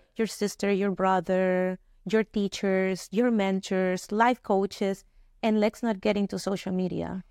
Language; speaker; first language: English; non-native, fluent; Spanish